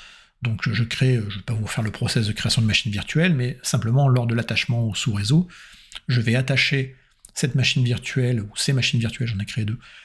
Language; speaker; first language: French; native; French